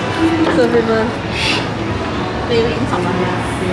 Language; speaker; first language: French; non-native, fluent; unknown